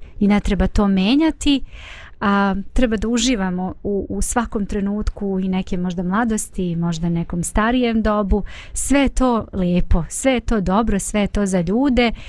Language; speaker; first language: Bosnian; native; Bosnian